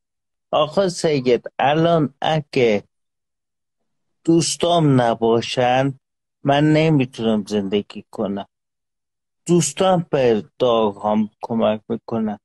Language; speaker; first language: Persian; non-native, local second language; Azerbaijani